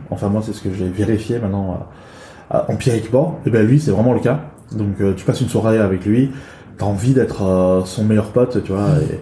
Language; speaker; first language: French; early bilingual, other home language; Chinese